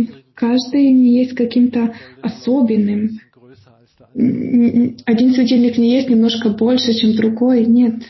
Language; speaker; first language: Russian; non-native, fluent; German